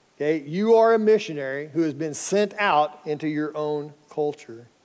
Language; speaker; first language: English; native; English